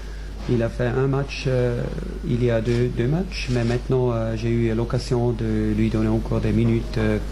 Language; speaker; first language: French; non-native, fluent; German